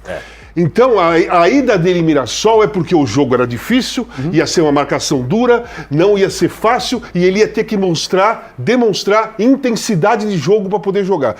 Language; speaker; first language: Portuguese; native; Portuguese